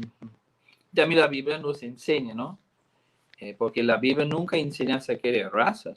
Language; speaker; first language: Spanish; non-native, fluent; English